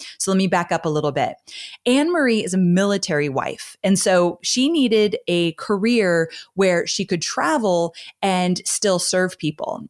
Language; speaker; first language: English; native; English